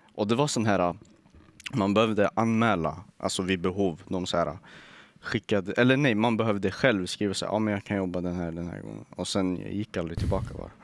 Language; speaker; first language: Swedish; early bilingual, other home language; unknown